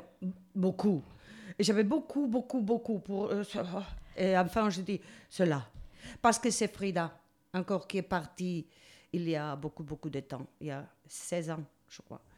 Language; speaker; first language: French; non-native, learner; Spanish